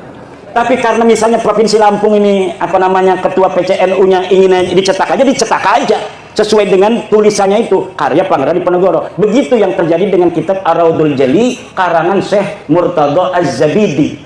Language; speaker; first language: Indonesian; non-native, local second language; Javanese